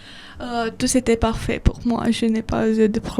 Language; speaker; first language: French; non-native, fluent; Romanian